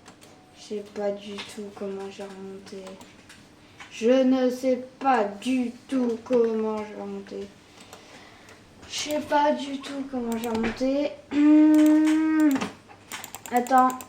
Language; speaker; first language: French; native; French